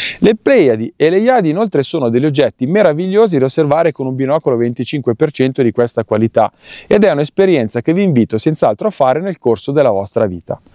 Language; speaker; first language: Italian; native; Italian